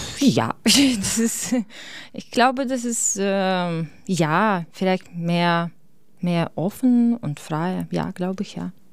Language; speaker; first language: German; non-native, learner; Ukrainian